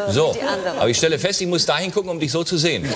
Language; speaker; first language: German; native; German